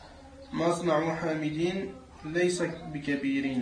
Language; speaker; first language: Arabic; non-native, learner; French